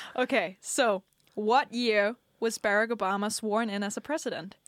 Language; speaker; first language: English; non-native, fluent; Danish